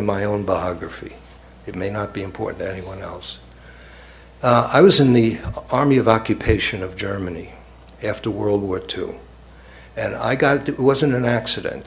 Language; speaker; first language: English; native; English